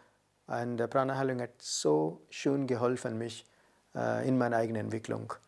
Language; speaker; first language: German; non-native, learner; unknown